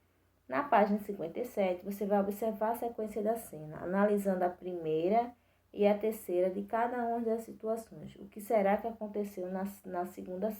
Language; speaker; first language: Portuguese; native; Portuguese